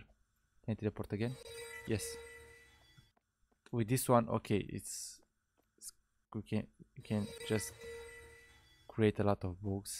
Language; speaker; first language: English; non-native, fluent; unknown